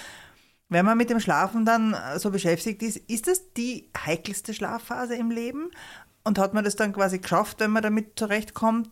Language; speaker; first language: German; native; German